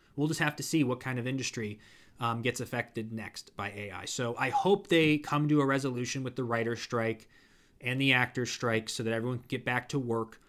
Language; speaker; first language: English; native; English